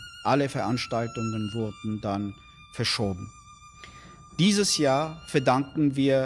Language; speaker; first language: German; non-native, fluent; Armenian